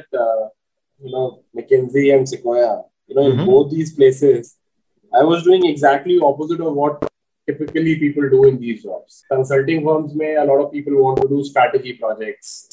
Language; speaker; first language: English; non-native, local second language; Hindi